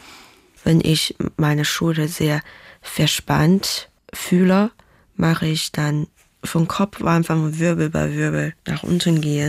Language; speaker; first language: German; non-native, learner; Chinese